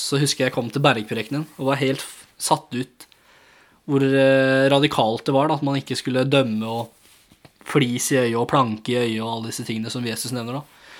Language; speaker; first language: Norwegian; early bilingual, other home language; English